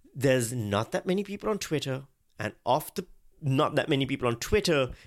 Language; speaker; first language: English; non-native, local second language; Urdu